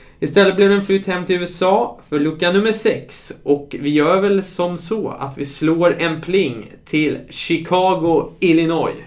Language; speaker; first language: Swedish; native; Swedish